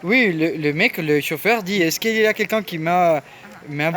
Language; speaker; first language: French; non-native, fluent; Spanish